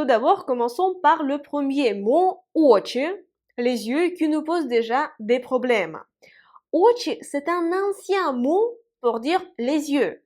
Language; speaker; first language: French; non-native, fluent; Russian